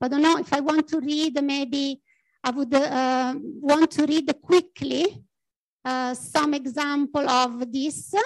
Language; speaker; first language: English; non-native, fluent; Italian